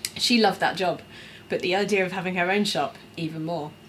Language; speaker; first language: English; native; English